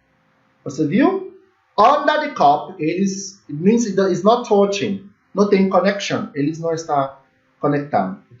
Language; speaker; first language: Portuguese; non-native, learner; English